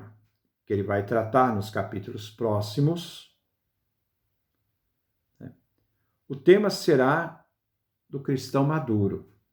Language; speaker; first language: Portuguese; native; Portuguese